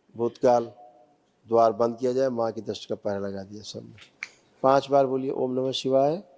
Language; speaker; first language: Hindi; native; Hindi